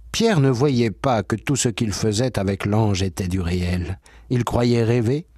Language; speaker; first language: French; native; French